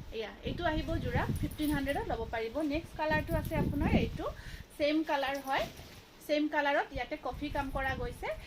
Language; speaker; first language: Assamese; native; Assamese